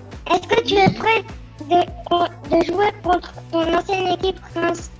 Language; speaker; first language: French; native; French